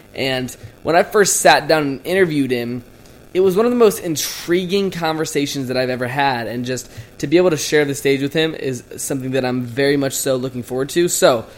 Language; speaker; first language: English; native; English